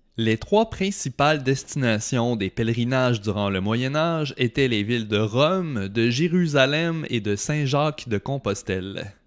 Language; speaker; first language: French; native; French